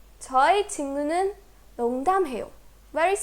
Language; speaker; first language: Korean; non-native, fluent; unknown